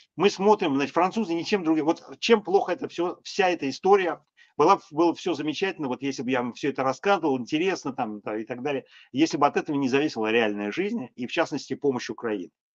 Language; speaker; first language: Russian; native; Russian